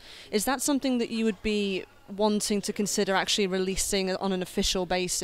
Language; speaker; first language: English; native; English